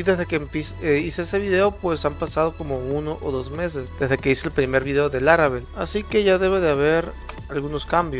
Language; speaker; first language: Spanish; native; Spanish